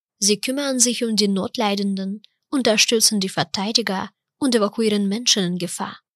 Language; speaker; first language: German; non-native, fluent; Ukrainian